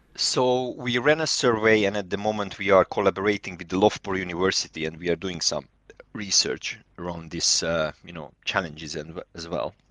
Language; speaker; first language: English; non-native, fluent; Hungarian